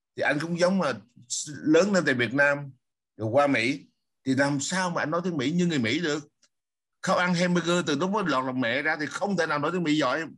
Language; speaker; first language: Vietnamese; native; Vietnamese